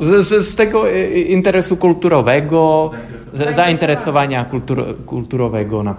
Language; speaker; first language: Polish; non-native, learner; Czech